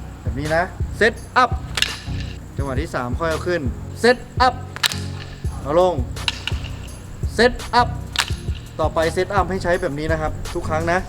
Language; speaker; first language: Thai; native; Thai